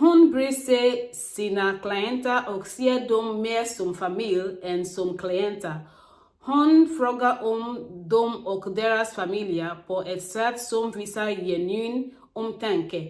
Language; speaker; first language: Swedish; non-native, learner; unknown